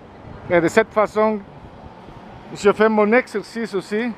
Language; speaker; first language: French; non-native, fluent; Spanish